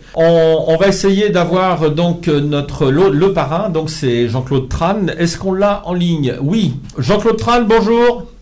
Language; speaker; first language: French; native; French